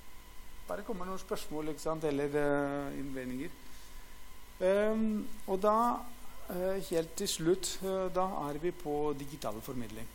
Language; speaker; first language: Norwegian; non-native, fluent; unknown